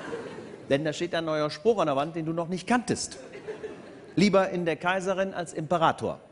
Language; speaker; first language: German; native; German